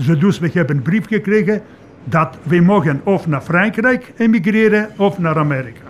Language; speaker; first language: Dutch; non-native, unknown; Polish